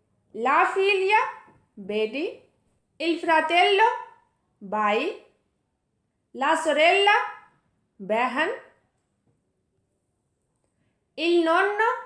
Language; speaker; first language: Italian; non-native, fluent; Urdu